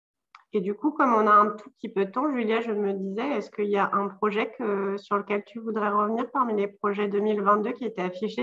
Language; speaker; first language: French; native; French